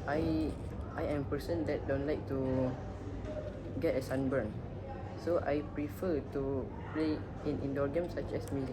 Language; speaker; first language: English; non-native, learner; Malay